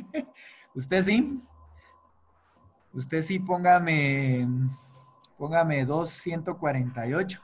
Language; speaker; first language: Spanish; native; Spanish